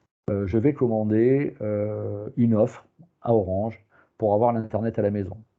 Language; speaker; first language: French; native; French